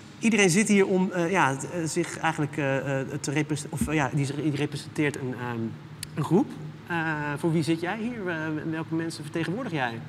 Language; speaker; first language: Dutch; native; Dutch